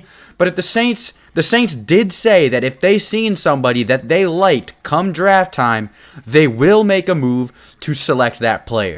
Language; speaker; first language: English; native; English